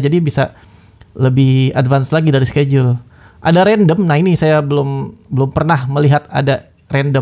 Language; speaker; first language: Indonesian; native; Indonesian